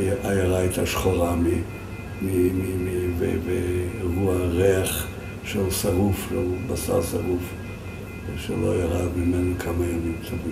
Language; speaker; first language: Hebrew; non-native, fluent; Yiddish